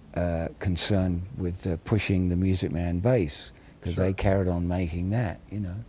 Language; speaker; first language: English; native; English